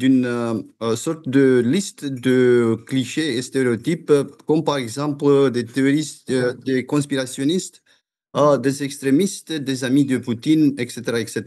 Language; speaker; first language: French; non-native, fluent; Romanian